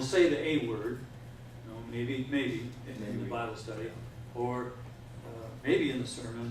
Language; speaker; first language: English; native; English